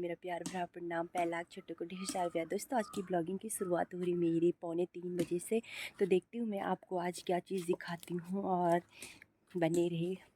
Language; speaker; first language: Hindi; non-native, local second language; Garhwali